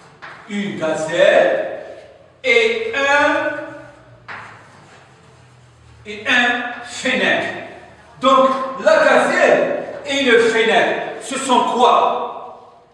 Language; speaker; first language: French; non-native, local second language; Arabic